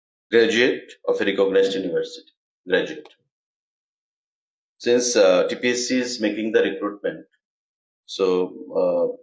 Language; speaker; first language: English; non-native, local second language; Bangla